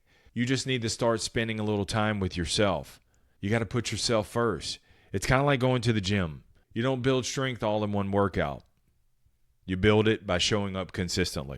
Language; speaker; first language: English; native; English